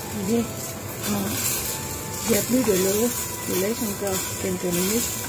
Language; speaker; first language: French; non-native, learner; Vietnamese